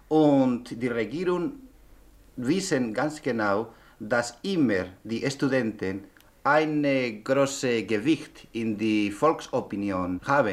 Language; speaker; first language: German; non-native, learner; Spanish